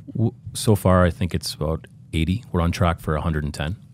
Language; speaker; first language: English; native; English